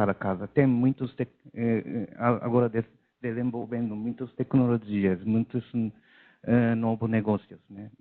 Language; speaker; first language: Portuguese; non-native, learner; Japanese